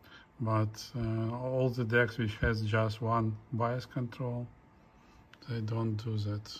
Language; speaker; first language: English; non-native, fluent; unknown